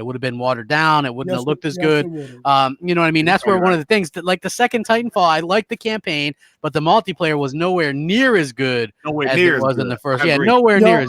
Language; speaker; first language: English; native; English